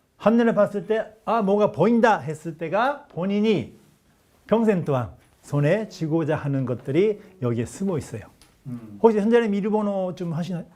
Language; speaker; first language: Korean; non-native, fluent; Japanese